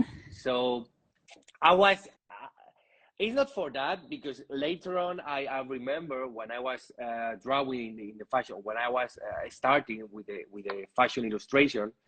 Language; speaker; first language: English; non-native, learner; Spanish